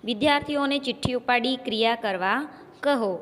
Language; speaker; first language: Hindi; non-native, local second language; Gujarati